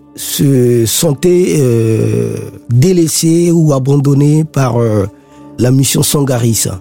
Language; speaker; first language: French; non-native, local second language; Sango